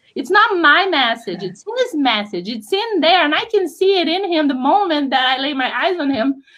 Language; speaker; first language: English; non-native, fluent; Portuguese